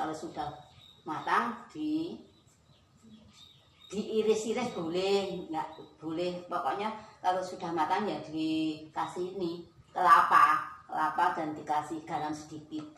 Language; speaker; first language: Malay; non-native, local second language; Javanese